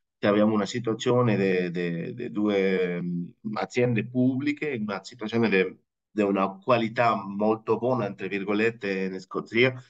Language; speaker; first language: Italian; non-native, fluent; Spanish